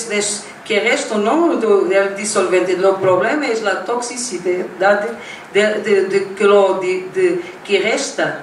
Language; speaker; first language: Spanish; non-native, learner; Portuguese